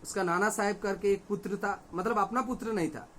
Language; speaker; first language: Hindi; non-native, local second language; Bangla